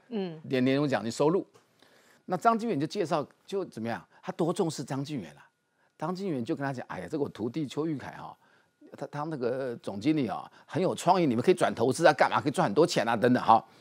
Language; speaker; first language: Chinese; native; Chinese